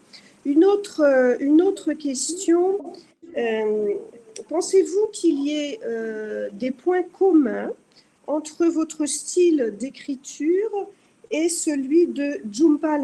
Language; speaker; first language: French; native; French